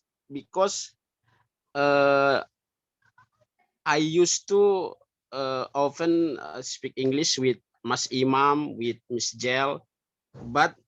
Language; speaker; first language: English; non-native, learner; Indonesian